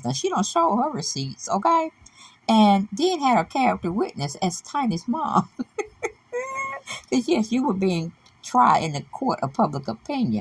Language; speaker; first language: English; native; English